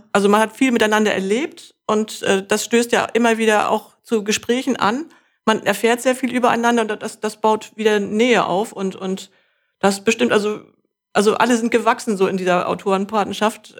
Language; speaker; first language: German; native; German